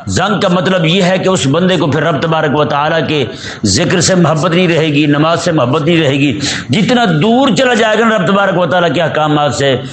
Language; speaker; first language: Urdu; non-native, local second language; Punjabi